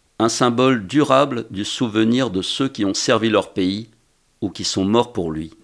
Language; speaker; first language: French; native; French